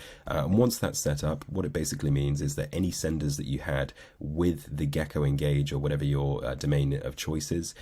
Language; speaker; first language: English; native; English